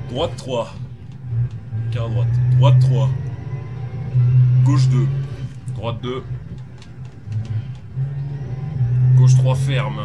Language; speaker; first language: French; native; French